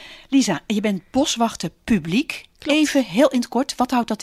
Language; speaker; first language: Dutch; native; Dutch